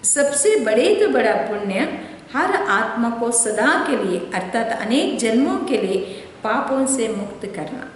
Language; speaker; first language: Hindi; non-native, local second language; Telugu